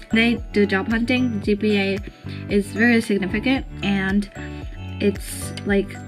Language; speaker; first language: English; early bilingual, other home language; Japanese